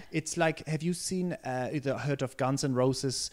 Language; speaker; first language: English; non-native, fluent; German